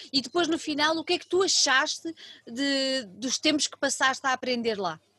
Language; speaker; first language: Portuguese; native; Portuguese